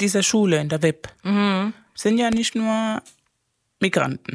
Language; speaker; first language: German; non-native, fluent; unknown